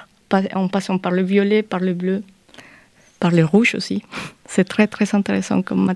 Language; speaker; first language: French; non-native, fluent; Spanish